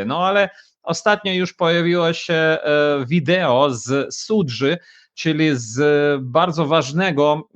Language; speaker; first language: Polish; non-native, fluent; Ukrainian